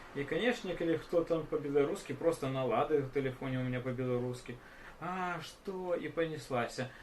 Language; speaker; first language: Belarusian; non-native, local second language; Russian